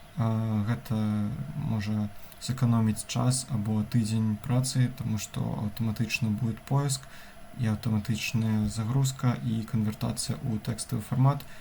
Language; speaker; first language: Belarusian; non-native, local second language; Russian